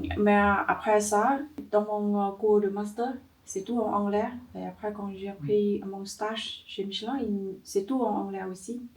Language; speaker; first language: French; non-native, learner; Vietnamese